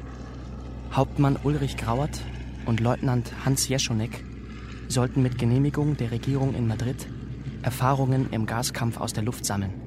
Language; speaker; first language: German; native; German